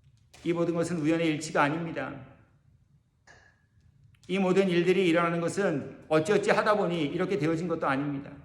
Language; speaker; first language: Korean; native; Korean